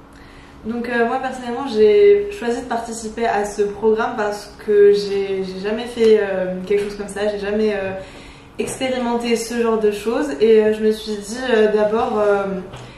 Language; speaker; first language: French; non-native, local second language; Arabic